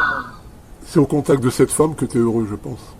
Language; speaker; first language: French; native; French